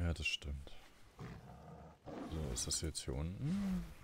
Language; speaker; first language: German; native; German